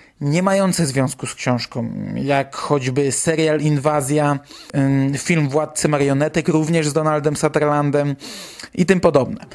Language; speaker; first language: Polish; native; Polish